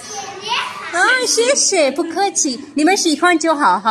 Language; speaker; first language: Chinese; non-native, learner; Urdu